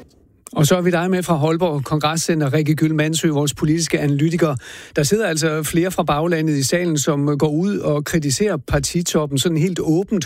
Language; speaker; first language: Danish; native; Danish